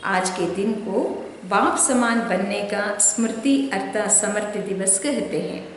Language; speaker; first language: Hindi; non-native, local second language; Telugu